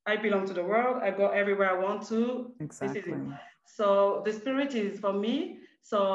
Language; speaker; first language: English; non-native, fluent; French